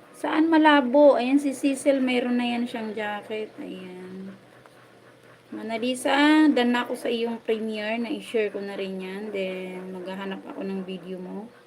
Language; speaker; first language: Filipino; non-native, local second language; Waray